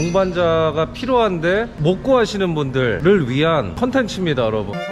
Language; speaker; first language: Korean; native; Korean